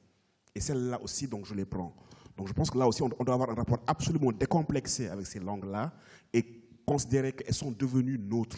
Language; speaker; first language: French; native; French